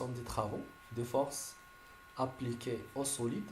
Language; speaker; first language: French; non-native, local second language; Arabic